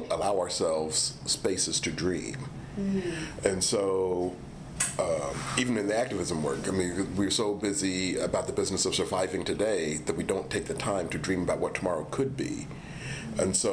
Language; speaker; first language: English; native; English